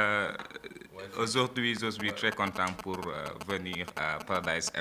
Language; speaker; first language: French; non-native, learner; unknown